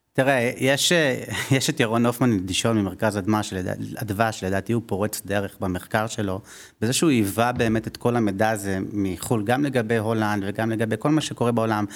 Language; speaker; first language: Hebrew; native; Hebrew